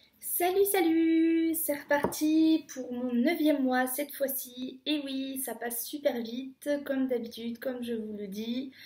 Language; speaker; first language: French; native; French